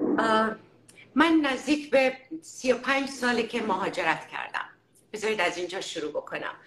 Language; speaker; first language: Persian; native; Persian